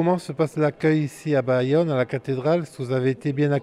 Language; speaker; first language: French; native; French